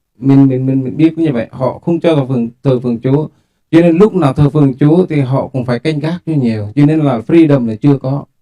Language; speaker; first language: Vietnamese; non-native, local second language; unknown